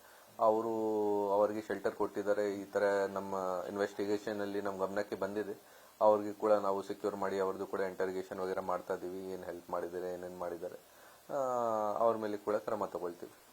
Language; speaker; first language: Kannada; non-native, local second language; Hindi